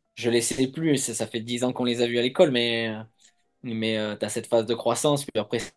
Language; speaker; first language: French; native; French